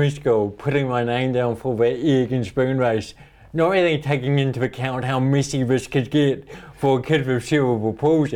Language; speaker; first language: English; native; English